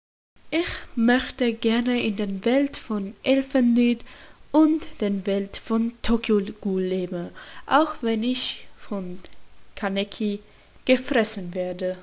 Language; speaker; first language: German; non-native, learner; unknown